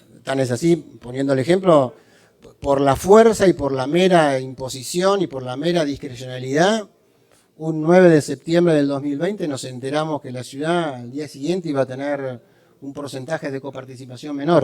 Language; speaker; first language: Spanish; native; Spanish